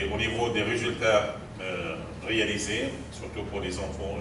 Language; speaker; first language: French; non-native, fluent; Arabic